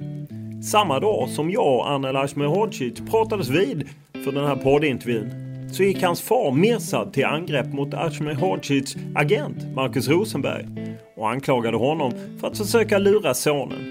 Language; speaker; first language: Swedish; native; Swedish